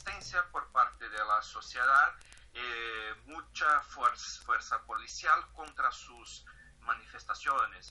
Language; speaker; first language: Spanish; non-native, fluent; Portuguese